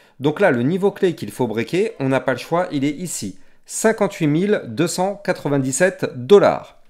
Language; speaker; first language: French; native; French